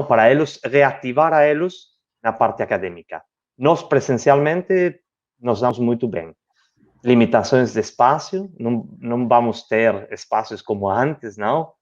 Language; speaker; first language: Portuguese; non-native, learner; Spanish